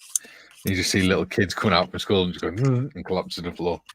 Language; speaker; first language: English; native; English